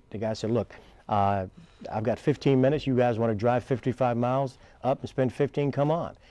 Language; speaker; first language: English; native; English